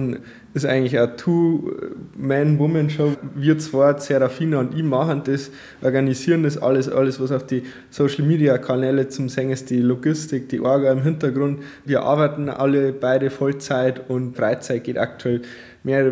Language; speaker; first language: German; native; German